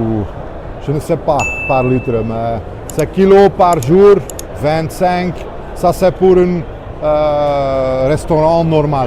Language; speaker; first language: French; non-native, local second language; Dutch